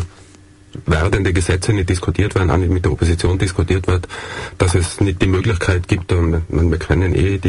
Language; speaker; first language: German; native; German